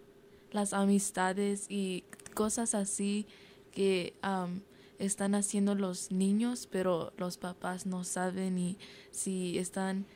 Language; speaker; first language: Spanish; early bilingual, heritage; Spanish